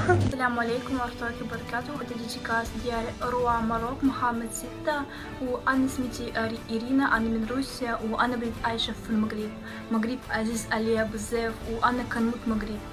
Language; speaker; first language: Arabic; non-native, learner; Russian